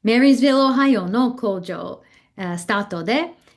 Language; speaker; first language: Japanese; non-native, fluent; English